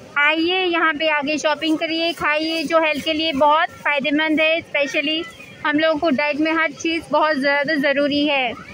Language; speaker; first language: Hindi; native; Hindi